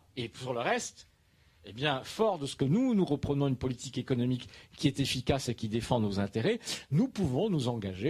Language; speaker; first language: French; native; French